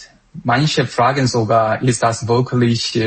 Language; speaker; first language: German; non-native, fluent; Korean